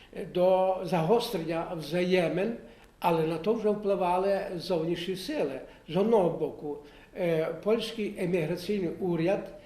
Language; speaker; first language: Ukrainian; native; Ukrainian